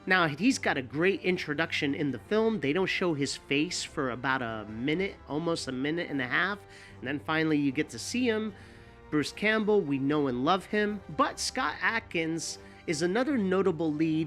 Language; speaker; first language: English; native; English